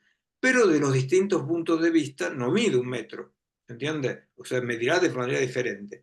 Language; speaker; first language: Spanish; native; Spanish